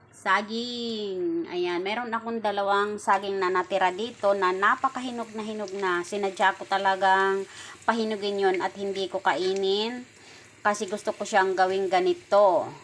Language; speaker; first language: Filipino; non-native, local second language; Bikol